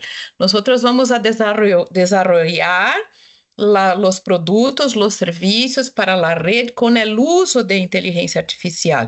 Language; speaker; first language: Spanish; non-native, local second language; Portuguese